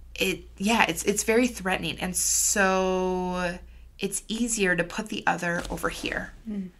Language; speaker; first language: English; native; English